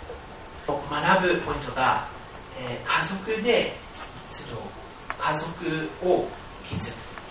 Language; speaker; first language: Japanese; non-native, fluent; English